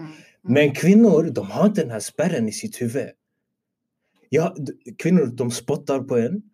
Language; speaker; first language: Swedish; early bilingual, other home language; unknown